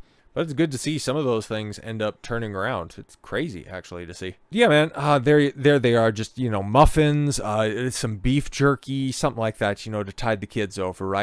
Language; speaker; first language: English; native; English